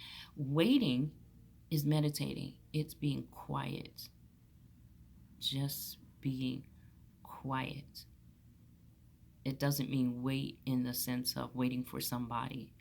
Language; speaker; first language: English; native; English